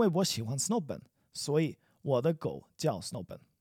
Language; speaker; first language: Chinese; non-native, fluent; English